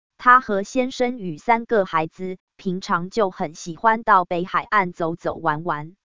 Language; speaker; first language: Chinese; native; Chinese